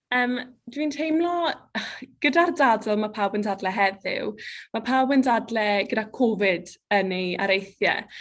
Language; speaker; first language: Welsh; native; Welsh